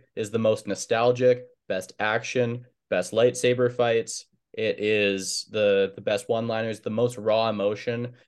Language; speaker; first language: English; native; English